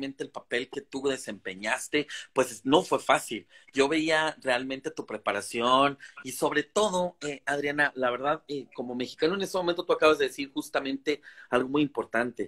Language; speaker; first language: Spanish; native; Spanish